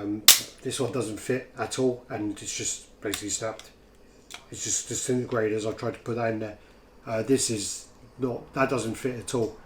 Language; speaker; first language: English; native; English